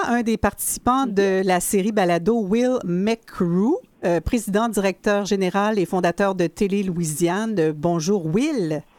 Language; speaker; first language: French; native; French